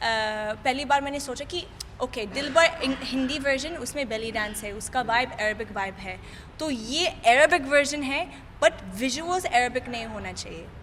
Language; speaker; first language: Hindi; non-native, fluent; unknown